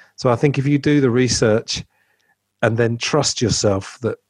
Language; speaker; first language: English; native; English